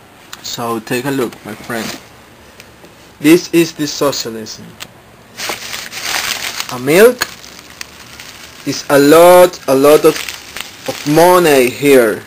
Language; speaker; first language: English; non-native, learner; Spanish